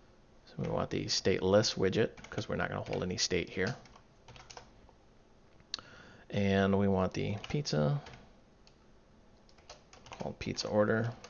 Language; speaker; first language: English; native; English